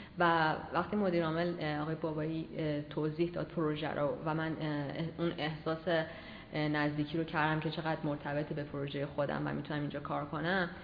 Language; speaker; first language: Persian; native; Persian